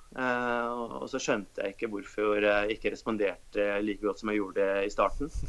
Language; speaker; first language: Norwegian; native; Norwegian